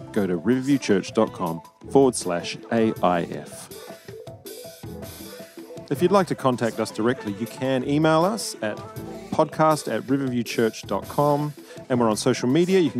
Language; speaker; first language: English; native; English